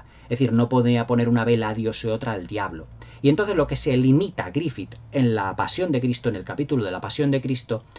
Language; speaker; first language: Spanish; native; Spanish